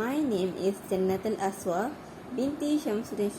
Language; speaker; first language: English; non-native, local second language; Malay